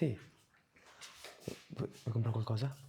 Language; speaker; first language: Italian; early bilingual, other home language; Arabic